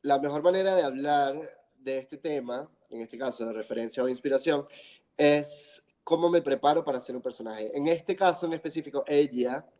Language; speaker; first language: Spanish; non-native, fluent; English